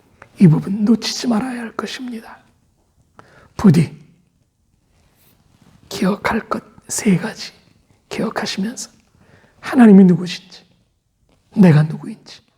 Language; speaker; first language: Korean; native; Korean